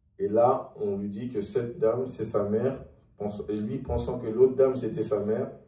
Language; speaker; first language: French; early bilingual, other home language; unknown